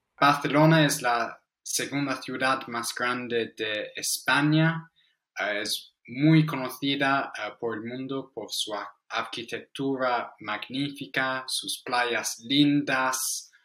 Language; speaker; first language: Spanish; non-native, fluent; English